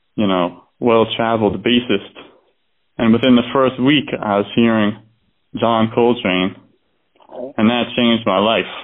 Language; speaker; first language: English; native; English